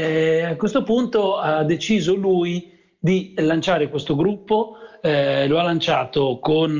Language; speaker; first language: Italian; native; Italian